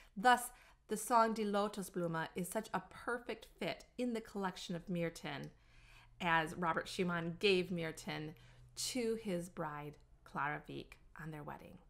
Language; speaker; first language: English; native; English